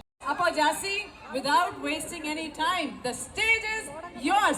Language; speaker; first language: English; non-native, local second language; Malayalam